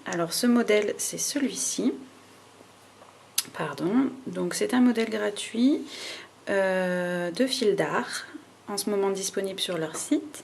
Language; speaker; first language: French; native; French